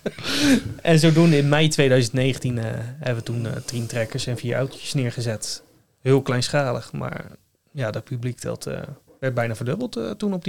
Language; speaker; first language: Dutch; native; Dutch